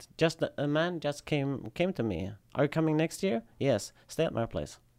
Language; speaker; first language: English; non-native, fluent; Swedish